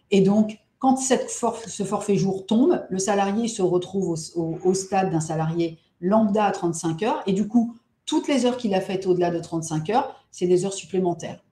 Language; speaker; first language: French; native; French